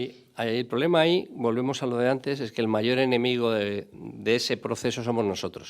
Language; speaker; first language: Spanish; native; Spanish